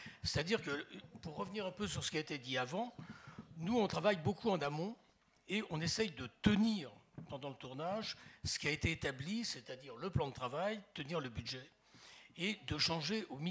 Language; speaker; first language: French; native; French